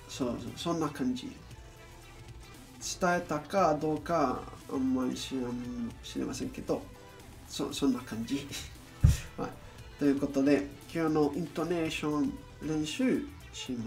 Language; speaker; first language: Japanese; non-native, learner; English